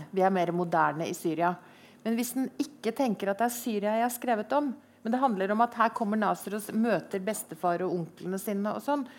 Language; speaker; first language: Norwegian; native; Norwegian